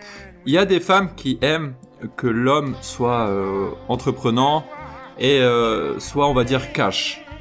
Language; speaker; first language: French; native; French